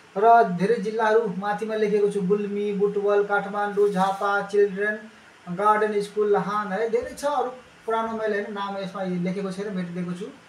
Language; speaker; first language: Nepali; native; Nepali